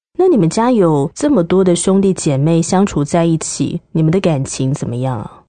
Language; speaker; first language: Chinese; native; Chinese